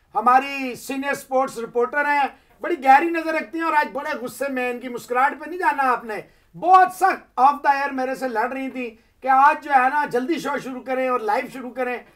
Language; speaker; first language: Urdu; native; Urdu